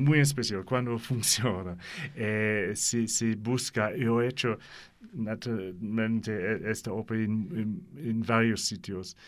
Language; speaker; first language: Spanish; non-native, learner; English